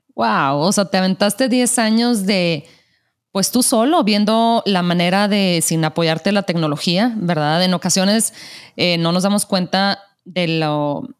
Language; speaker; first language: Spanish; native; Spanish